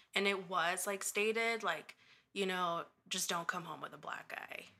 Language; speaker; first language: English; early bilingual, other home language; Spanish